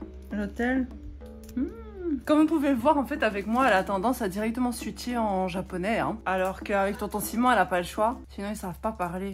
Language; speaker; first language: French; native; French